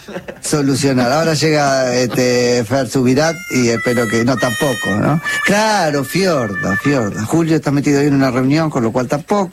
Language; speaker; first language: Spanish; native; Spanish